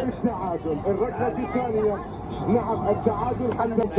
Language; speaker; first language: Arabic; native; Arabic